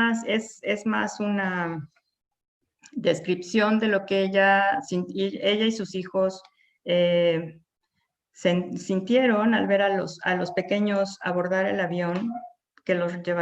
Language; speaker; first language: Spanish; native; Spanish